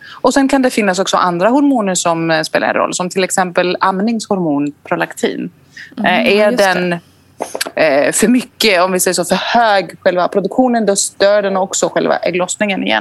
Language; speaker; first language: Swedish; non-native, fluent; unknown